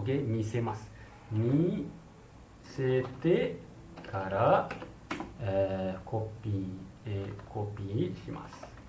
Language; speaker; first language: Japanese; non-native, learner; Malay